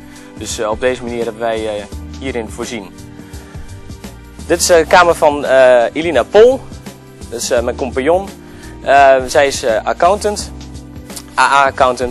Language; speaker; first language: Dutch; native; Dutch